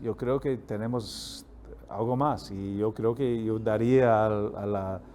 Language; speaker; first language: Spanish; non-native, fluent; English